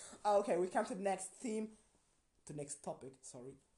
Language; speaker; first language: English; non-native, learner; German